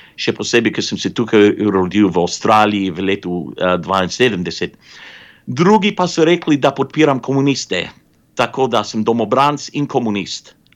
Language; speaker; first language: Slovenian; early bilingual, heritage; Slovenian